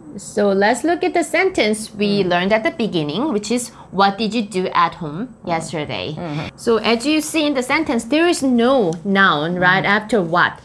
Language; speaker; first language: English; non-native, fluent; Korean